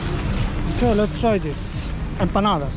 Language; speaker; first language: English; non-native, fluent; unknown